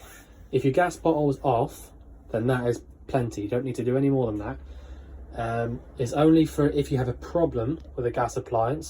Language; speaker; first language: English; native; English